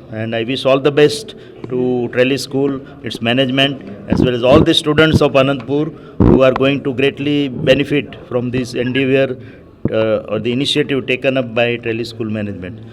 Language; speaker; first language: English; non-native, local second language; Gujarati